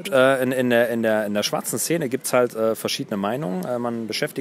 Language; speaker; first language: German; native; German